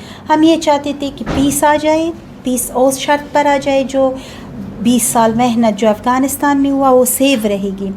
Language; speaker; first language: Hindi; non-native, learner; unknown